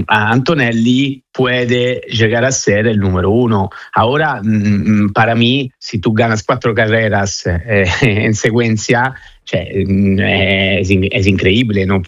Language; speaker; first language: Spanish; non-native, fluent; Italian